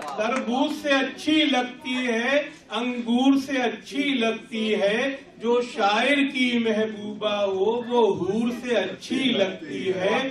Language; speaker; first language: Urdu; native; Urdu